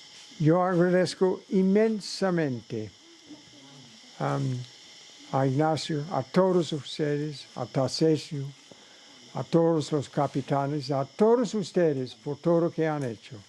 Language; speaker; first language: Spanish; non-native, learner; English